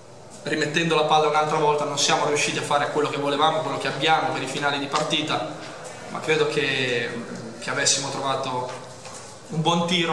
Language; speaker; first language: Italian; native; Italian